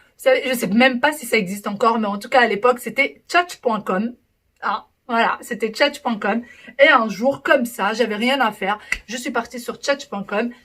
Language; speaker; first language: French; early bilingual, other home language; Arabic